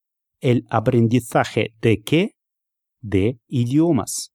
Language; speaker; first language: Spanish; non-native, fluent; Russian